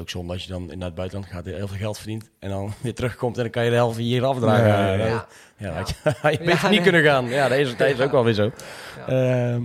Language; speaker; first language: Dutch; native; Dutch